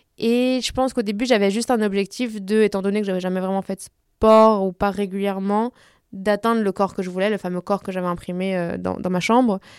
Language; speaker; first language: French; early bilingual, other home language; Spanish